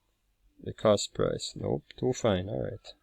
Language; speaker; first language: English; native; English